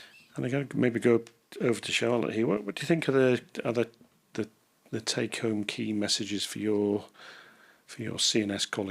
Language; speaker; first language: English; native; English